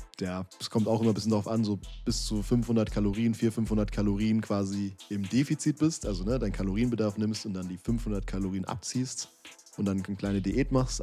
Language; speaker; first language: German; native; German